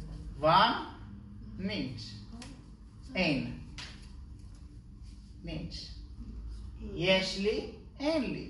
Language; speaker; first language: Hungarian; non-native, learner; Hebrew